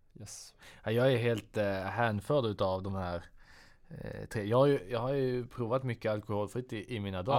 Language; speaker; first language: Swedish; native; Swedish